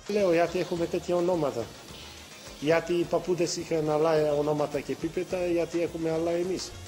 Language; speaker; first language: Greek; early bilingual, heritage; Greek